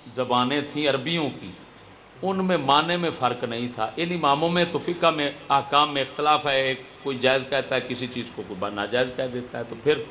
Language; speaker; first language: Urdu; native; Urdu